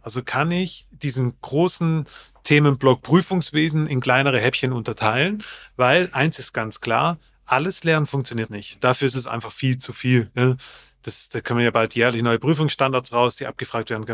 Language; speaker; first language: German; native; German